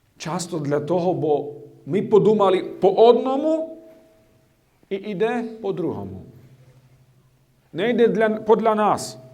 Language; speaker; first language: Ukrainian; non-native, fluent; Slovak